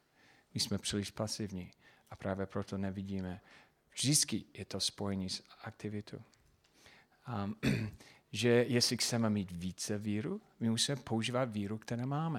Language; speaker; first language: Czech; non-native, fluent; English